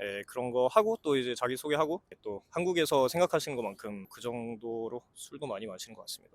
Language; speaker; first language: Korean; early bilingual, heritage; Korean